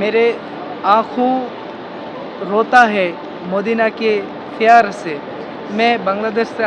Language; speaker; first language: Hindi; non-native, learner; Bangla